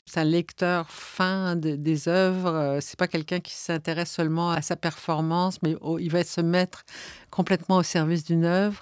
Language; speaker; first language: French; native; French